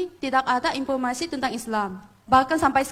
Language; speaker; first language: Indonesian; non-native, fluent; Korean